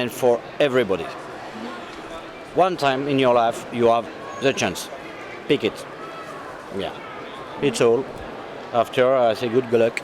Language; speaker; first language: English; non-native, fluent; French